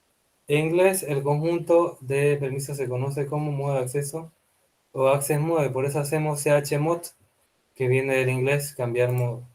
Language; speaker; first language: Spanish; native; Spanish